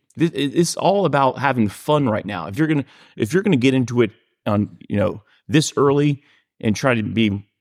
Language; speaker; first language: English; native; English